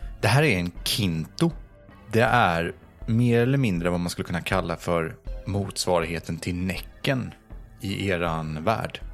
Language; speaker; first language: Swedish; native; Swedish